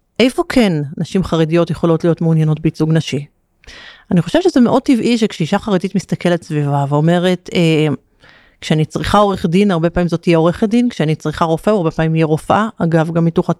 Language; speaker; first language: Hebrew; native; Hebrew